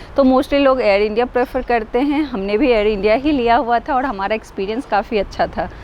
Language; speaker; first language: Hindi; native; Hindi